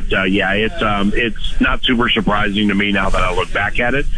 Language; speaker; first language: English; native; English